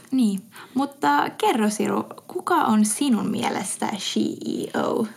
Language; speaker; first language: Finnish; non-native, local second language; Swedish